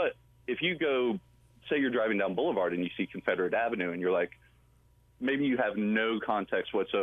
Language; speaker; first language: English; native; English